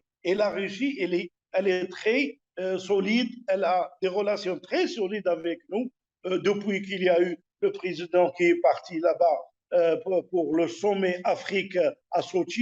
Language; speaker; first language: French; non-native, local second language; Arabic